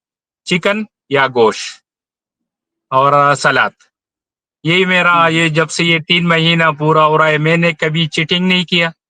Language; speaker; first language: Hindi; non-native, local second language; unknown